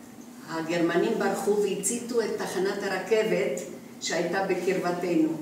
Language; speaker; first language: Hebrew; non-native, fluent; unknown